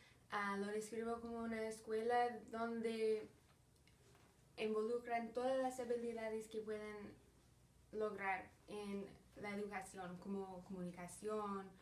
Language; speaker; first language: Spanish; early bilingual, heritage; Spanish